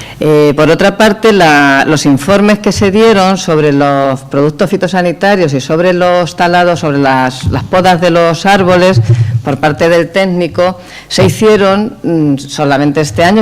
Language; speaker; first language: Spanish; native; Spanish